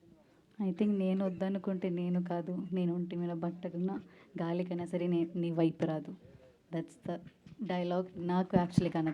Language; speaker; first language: Telugu; non-native, learner; Malayalam